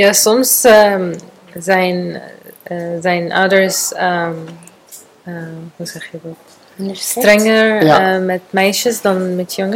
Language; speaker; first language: Dutch; non-native, learner; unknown